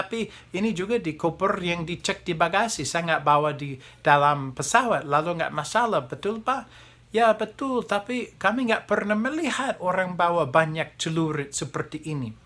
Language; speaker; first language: Indonesian; non-native, fluent; English